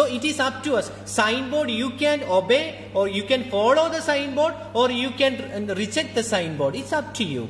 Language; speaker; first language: English; non-native, local second language; Malayalam